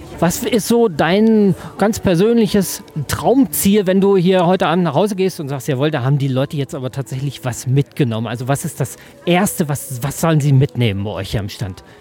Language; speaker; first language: German; native; German